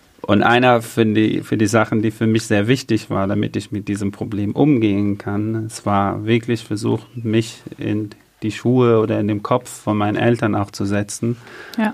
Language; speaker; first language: German; early bilingual, other home language; Arabic